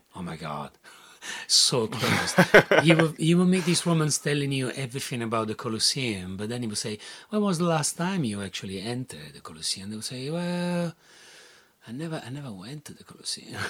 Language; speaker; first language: English; non-native, fluent; Italian